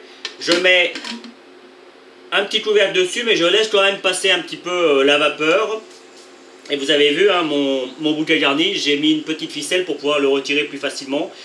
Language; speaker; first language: French; native; French